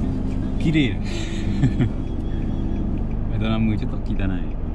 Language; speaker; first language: Japanese; non-native, learner; Vietnamese